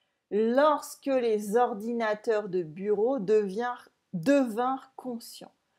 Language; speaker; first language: French; native; French